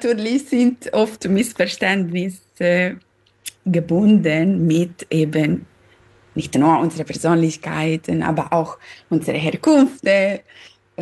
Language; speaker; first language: German; non-native, fluent; Italian